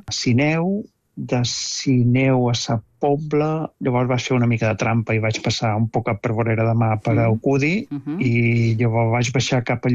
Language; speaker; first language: Catalan; native; Catalan